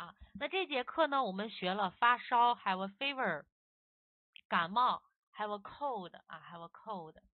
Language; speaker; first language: English; non-native, learner; Chinese